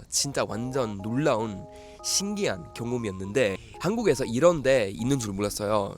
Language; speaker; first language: Korean; non-native, fluent; Swedish